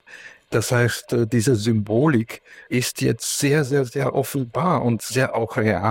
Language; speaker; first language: German; non-native, fluent; Ukrainian